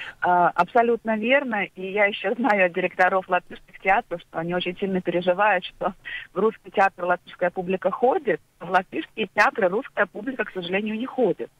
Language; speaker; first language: Russian; native; Russian